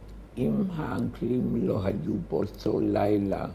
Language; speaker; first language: Hebrew; early bilingual, other home language; German